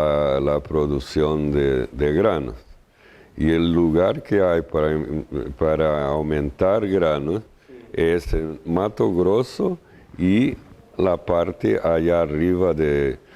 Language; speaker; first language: Spanish; non-native, fluent; Portuguese